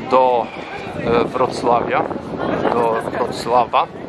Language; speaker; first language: Polish; non-native, learner; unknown